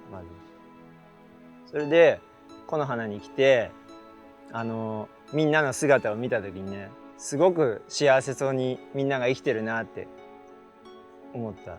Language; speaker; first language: Japanese; native; Japanese